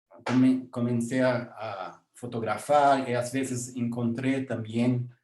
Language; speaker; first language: Spanish; non-native, learner; Portuguese